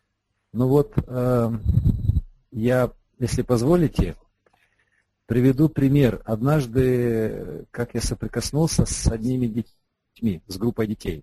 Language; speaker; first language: Russian; native; Russian